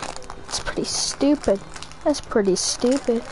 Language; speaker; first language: English; native; English